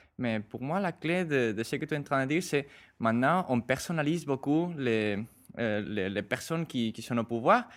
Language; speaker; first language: French; non-native, fluent; Spanish